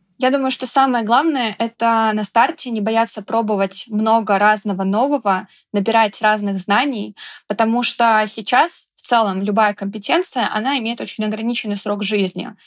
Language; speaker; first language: Russian; native; Russian